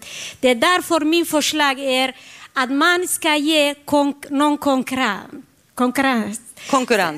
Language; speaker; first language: Swedish; non-native, learner; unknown